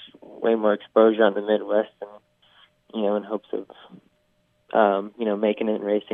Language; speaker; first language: English; native; English